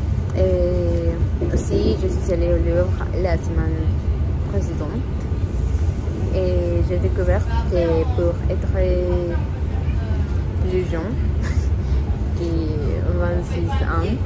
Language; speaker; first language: French; non-native, learner; Spanish